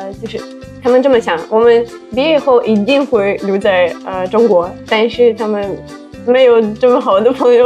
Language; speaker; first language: Chinese; non-native, fluent; Russian